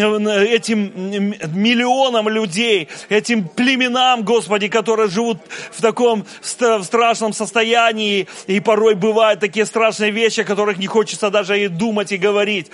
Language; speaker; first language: Russian; native; Russian